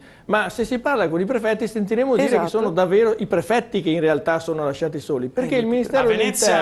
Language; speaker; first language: Italian; native; Italian